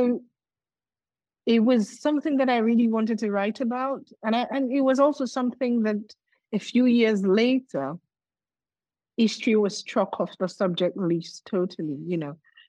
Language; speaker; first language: English; non-native, local second language; Yoruba